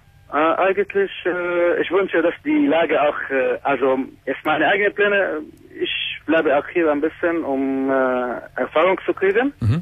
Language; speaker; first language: German; non-native, fluent; Arabic